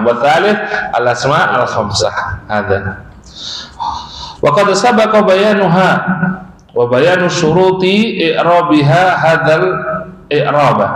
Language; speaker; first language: Arabic; non-native, fluent; Indonesian